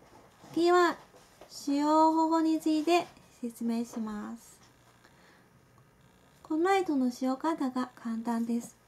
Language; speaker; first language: Japanese; non-native, fluent; Chinese